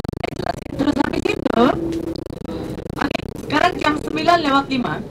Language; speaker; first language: Indonesian; non-native, fluent; Turkish